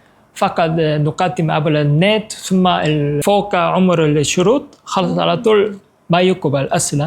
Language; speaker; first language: Arabic; non-native, fluent; Korean